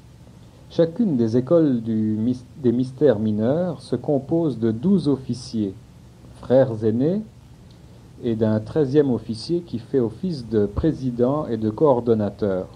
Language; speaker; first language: French; native; French